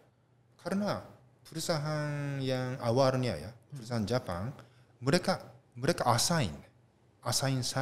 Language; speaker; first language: Indonesian; non-native, learner; Japanese